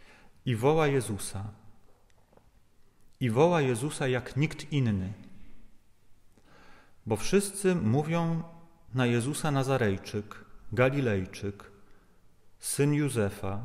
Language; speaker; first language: Polish; native; Polish